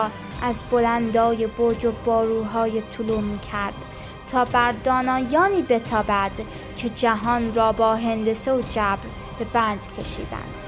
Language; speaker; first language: Persian; native; Persian